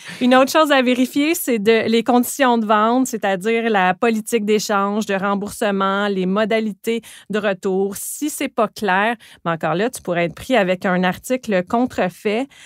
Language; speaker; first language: French; native; French